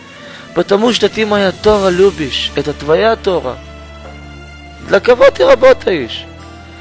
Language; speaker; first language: Russian; non-native, learner; Hebrew